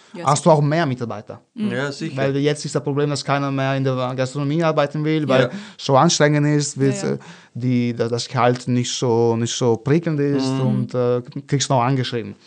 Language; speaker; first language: German; non-native, fluent; Italian